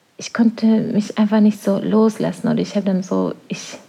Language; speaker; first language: German; non-native, fluent; Norwegian